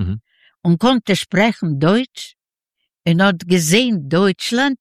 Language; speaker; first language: German; non-native, learner; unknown